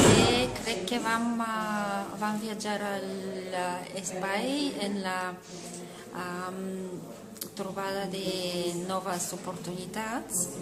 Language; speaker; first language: Catalan; non-native, learner; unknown